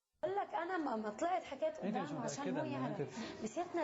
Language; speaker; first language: Arabic; native; Arabic